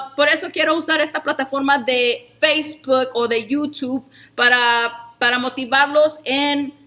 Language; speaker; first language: Spanish; early bilingual, heritage; Spanish